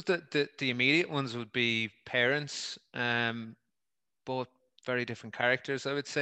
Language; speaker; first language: English; native; English